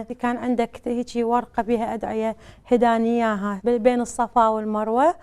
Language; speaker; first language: Arabic; native; Arabic